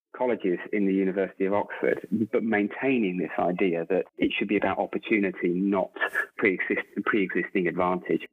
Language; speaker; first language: English; native; English